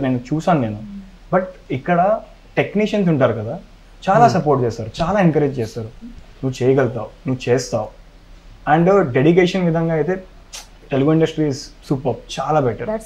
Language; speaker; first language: Telugu; non-native, local second language; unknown